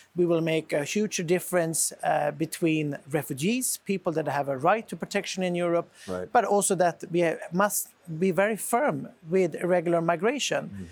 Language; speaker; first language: English; non-native, fluent; Swedish